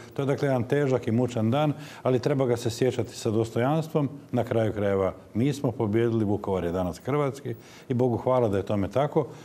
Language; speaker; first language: Croatian; native; Croatian